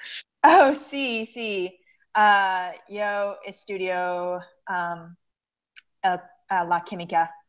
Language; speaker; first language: Spanish; non-native, learner; English